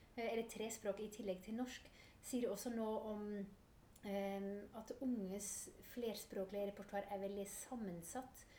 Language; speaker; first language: Norwegian; non-native, fluent; Dutch